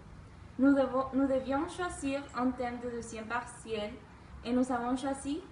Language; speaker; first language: French; non-native, learner; Spanish